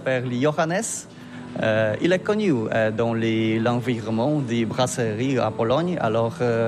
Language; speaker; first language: French; non-native, learner; Polish